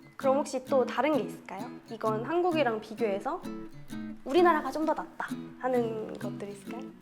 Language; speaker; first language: Korean; native; Korean